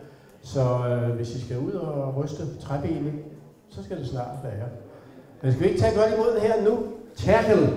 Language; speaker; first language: Danish; native; Danish